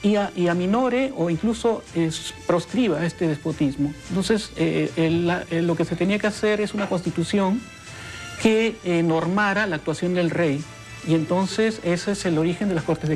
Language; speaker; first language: Spanish; native; Spanish